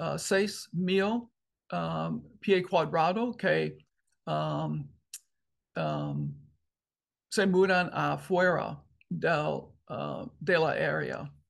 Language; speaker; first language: Spanish; non-native, learner; English